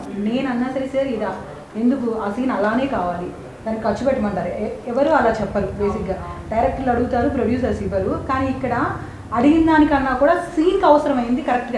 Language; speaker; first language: Telugu; native; Telugu